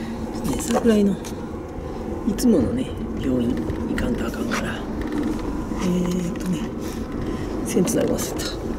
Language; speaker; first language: Japanese; native; Japanese